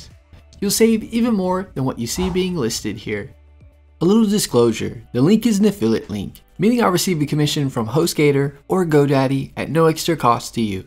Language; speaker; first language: English; native; English